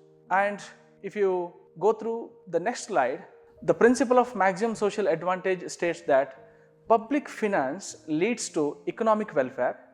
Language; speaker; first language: English; non-native, local second language; Kannada